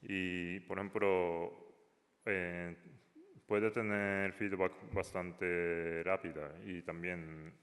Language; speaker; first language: Spanish; non-native, learner; Japanese